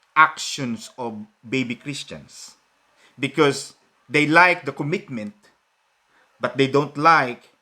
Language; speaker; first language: English; non-native, local second language; Filipino